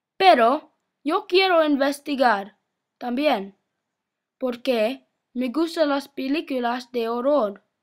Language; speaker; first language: Spanish; non-native, learner; English